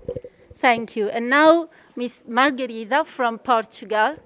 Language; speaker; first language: English; non-native, fluent; Italian